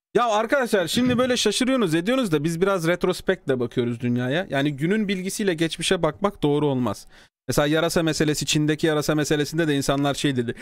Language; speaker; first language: Turkish; native; Turkish